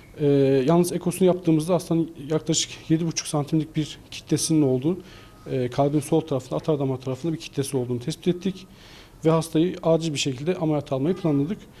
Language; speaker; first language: Turkish; native; Turkish